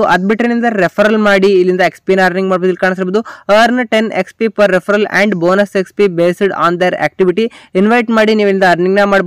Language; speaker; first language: Kannada; native; Kannada